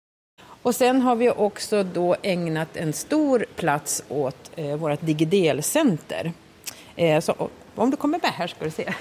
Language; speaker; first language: Swedish; native; Swedish